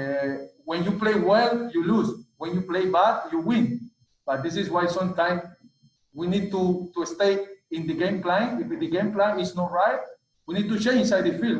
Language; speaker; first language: English; non-native, learner; Spanish